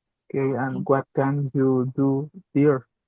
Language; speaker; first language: English; non-native, learner; Spanish